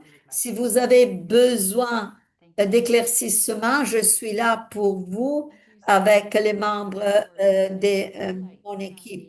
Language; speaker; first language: French; non-native, fluent; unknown